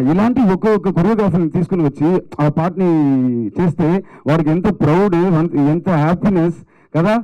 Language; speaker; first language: Telugu; non-native, fluent; Tamil